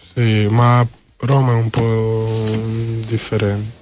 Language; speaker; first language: Italian; non-native, learner; Serbian